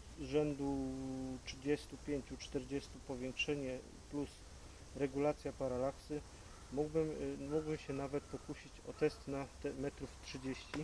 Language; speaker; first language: Polish; native; Polish